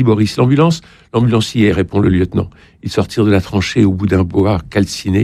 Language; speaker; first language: French; native; French